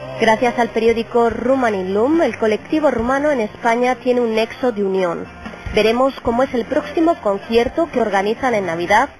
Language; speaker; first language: Spanish; native; Spanish